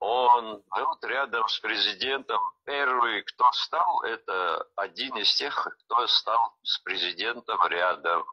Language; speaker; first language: Russian; non-native, local second language; Abkhazian